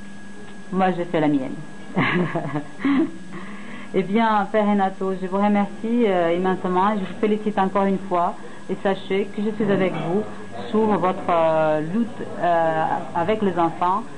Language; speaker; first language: French; native; French